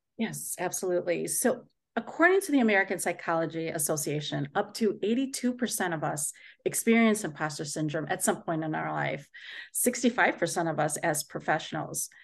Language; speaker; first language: English; native; English